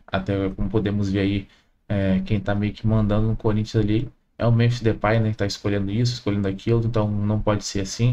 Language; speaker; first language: Portuguese; native; Portuguese